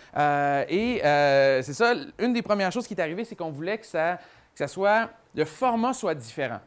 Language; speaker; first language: French; native; French